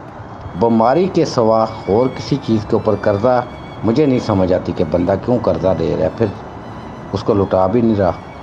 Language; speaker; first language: Urdu; native; Urdu